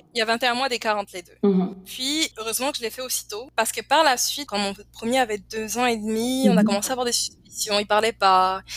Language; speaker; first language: French; native; French